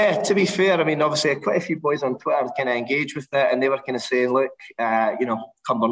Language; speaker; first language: English; native; English